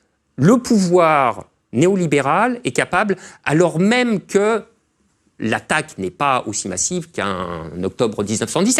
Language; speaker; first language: French; native; French